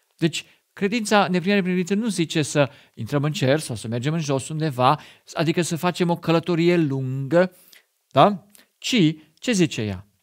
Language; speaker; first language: Romanian; non-native, fluent; German